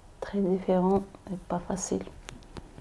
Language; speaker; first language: French; non-native, learner; Arabic